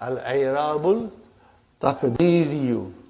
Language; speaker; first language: Arabic; non-native, fluent; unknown